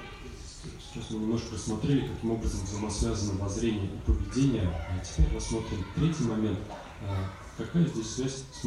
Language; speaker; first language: Russian; native; Russian